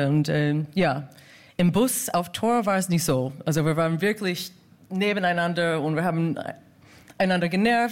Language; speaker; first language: German; non-native, learner; English